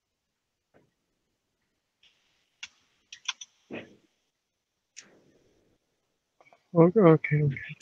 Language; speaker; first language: Chinese; native; Chinese